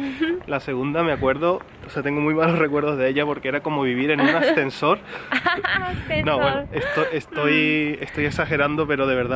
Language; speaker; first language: Spanish; native; Spanish